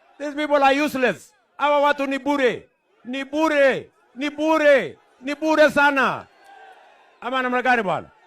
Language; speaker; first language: Swahili; non-native, local second language; Kalenjin